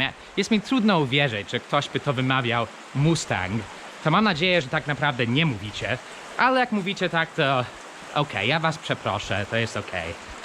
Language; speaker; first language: Polish; non-native, fluent; English